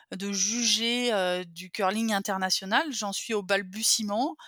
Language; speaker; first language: French; native; French